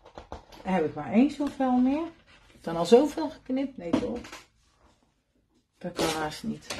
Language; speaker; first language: Dutch; native; Dutch